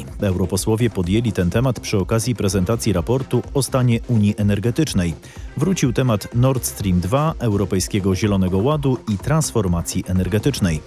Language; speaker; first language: Polish; native; Polish